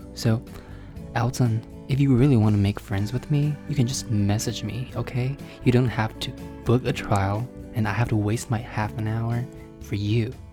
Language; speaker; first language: English; non-native, fluent; Chinese